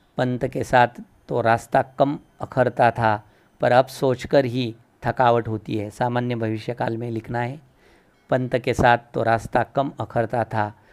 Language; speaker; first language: Hindi; non-native, local second language; Marathi